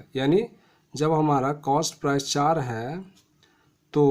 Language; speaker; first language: Hindi; native; Hindi